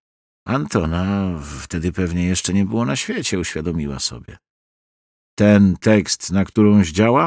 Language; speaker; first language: Polish; native; Polish